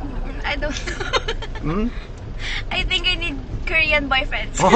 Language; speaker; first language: English; non-native, local second language; Filipino